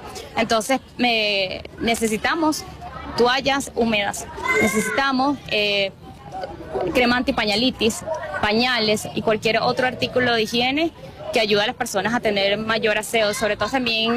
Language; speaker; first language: Spanish; native; Spanish